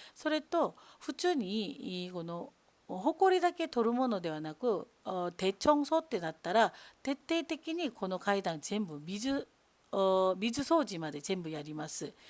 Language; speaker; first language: Japanese; non-native, fluent; Korean